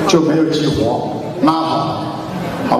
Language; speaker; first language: Chinese; native; Chinese